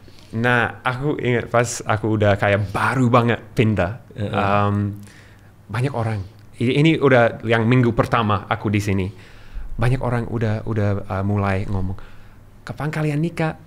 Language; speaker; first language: Indonesian; non-native, learner; English